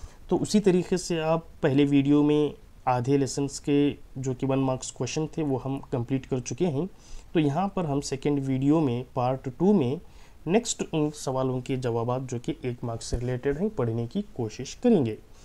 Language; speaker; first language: Urdu; native; Urdu